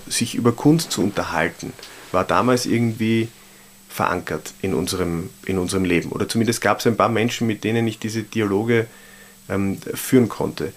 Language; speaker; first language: German; native; German